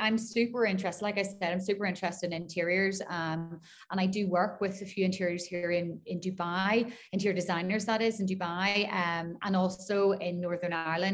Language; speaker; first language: English; native; English